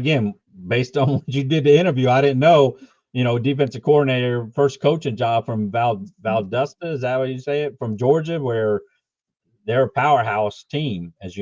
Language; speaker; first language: English; native; English